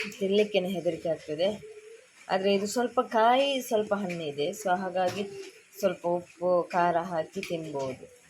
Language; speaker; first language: Kannada; non-native, local second language; Tulu